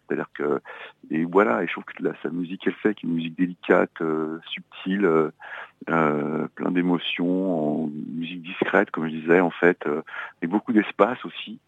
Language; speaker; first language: French; native; French